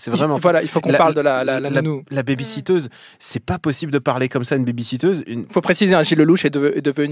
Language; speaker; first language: French; native; French